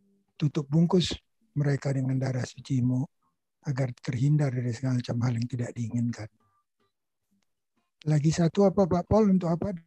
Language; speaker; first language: Indonesian; native; Indonesian